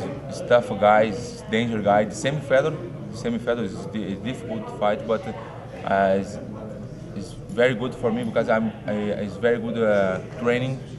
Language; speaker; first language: English; non-native, learner; Portuguese